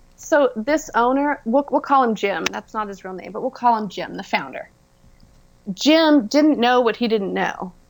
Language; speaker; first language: English; native; English